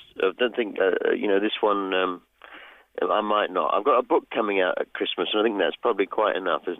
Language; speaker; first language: English; native; English